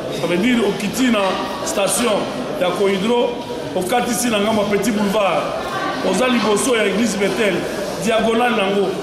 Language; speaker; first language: Lingala; native; Lingala